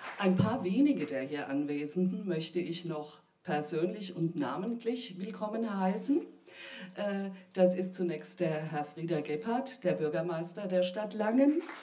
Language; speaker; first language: German; native; German